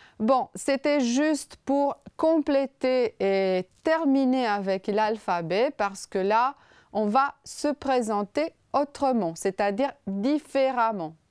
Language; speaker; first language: French; non-native, fluent; Romanian